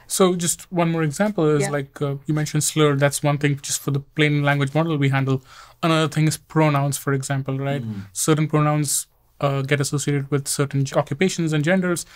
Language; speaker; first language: English; non-native, local second language; Hindi